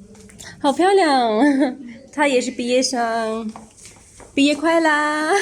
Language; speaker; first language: Chinese; non-native, learner; Urdu